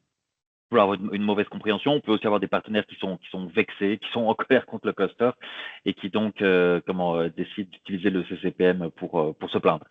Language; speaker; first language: French; native; French